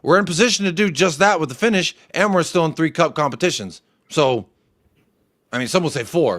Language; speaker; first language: English; native; English